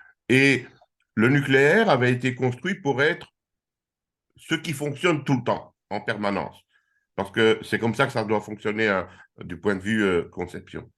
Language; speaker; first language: French; native; French